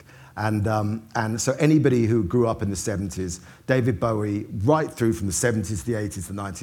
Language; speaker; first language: English; native; English